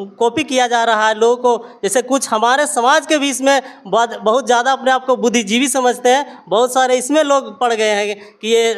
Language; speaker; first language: Hindi; native; Hindi